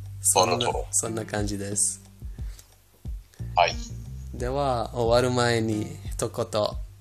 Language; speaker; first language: Japanese; non-native, fluent; Persian